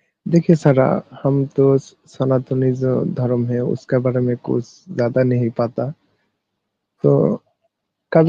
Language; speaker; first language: Hindi; non-native, learner; Bangla